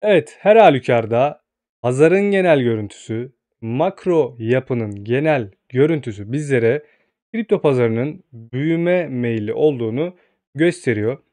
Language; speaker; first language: Turkish; native; Turkish